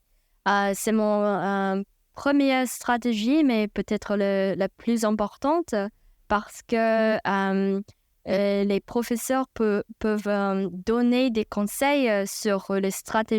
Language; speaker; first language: French; non-native, fluent; Chinese